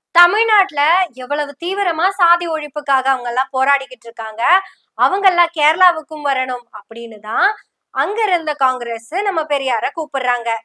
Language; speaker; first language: Tamil; non-native, local second language; Malayalam